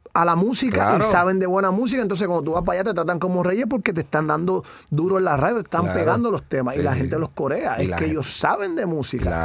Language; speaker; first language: Spanish; native; Spanish